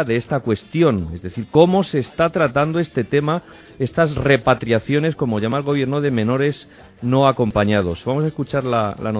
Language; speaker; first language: Spanish; native; Spanish